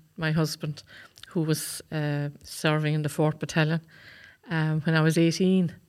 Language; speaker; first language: English; native; English